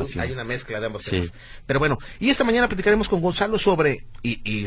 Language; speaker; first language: Spanish; native; Spanish